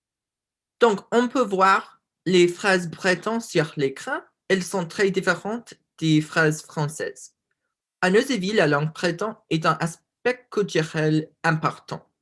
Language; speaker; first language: French; non-native, learner; English